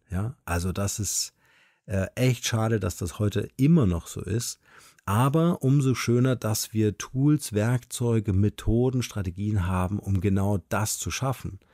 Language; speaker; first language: German; native; German